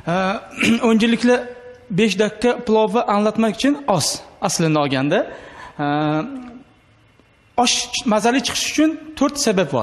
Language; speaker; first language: Turkish; non-native, learner; Uzbek